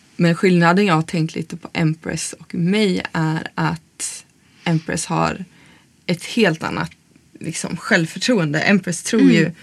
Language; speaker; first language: Swedish; native; Swedish